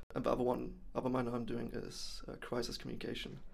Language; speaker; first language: English; non-native, fluent; German